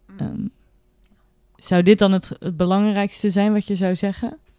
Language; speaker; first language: Dutch; native; Dutch